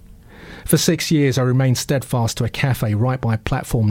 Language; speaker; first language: English; native; English